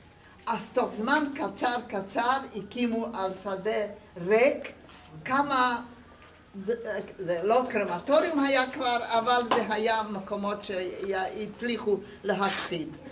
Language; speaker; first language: Hebrew; non-native, fluent; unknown